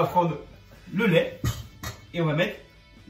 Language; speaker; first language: French; native; French